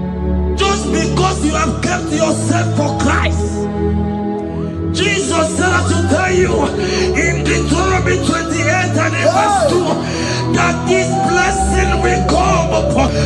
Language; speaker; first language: English; non-native, local second language; Igbo